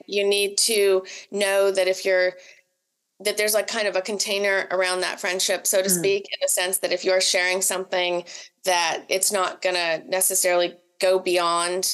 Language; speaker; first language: English; native; English